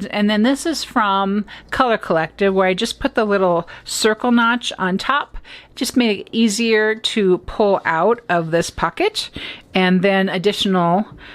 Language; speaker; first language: English; native; English